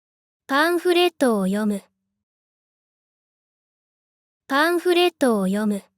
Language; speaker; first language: Japanese; native; Japanese